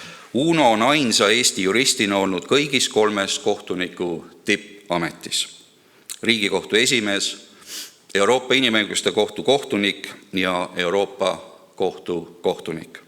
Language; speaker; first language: Estonian; native; Estonian